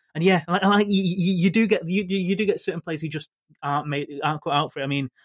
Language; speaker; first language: English; native; English